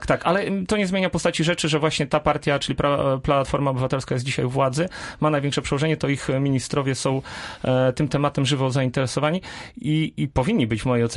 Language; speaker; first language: Polish; native; Polish